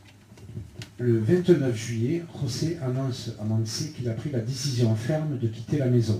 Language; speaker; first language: French; native; French